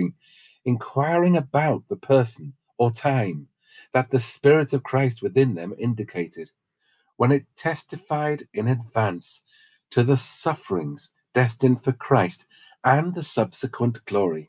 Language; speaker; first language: English; native; English